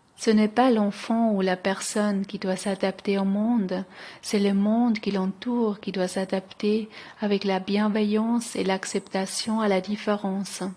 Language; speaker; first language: French; non-native, local second language; Swiss German